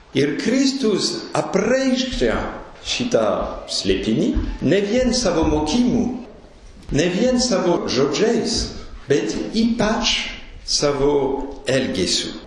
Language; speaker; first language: Lithuanian; non-native, fluent; French